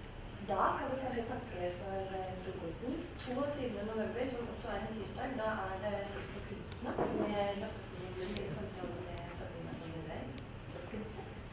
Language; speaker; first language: Norwegian; native; Norwegian